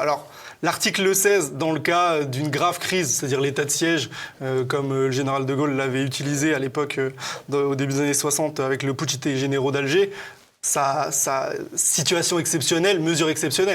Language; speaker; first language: French; native; French